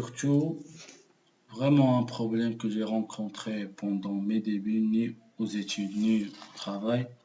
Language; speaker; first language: French; non-native, local second language; Arabic